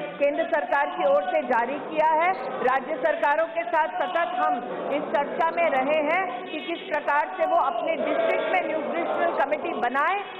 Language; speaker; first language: Hindi; native; Hindi